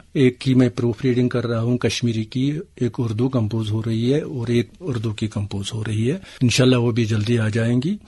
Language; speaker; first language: Urdu; non-native, local second language; Kashmiri